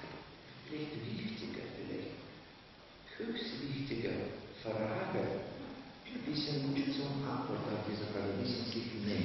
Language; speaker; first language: German; non-native, learner; Russian